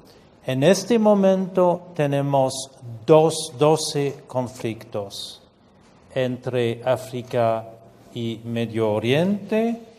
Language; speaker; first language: Spanish; non-native, fluent; French